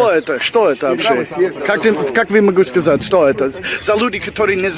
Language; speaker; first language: Russian; non-native, learner; English